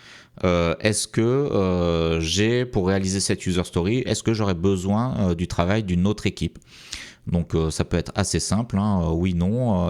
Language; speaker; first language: French; native; French